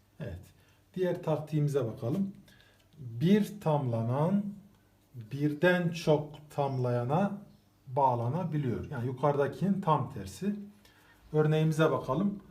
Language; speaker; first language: Turkish; native; Turkish